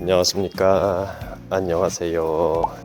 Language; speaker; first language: Korean; early bilingual, heritage; Korean